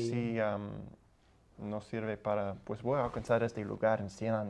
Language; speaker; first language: Spanish; non-native, learner; English